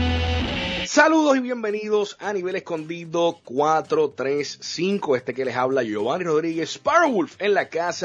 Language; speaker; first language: Spanish; native; Spanish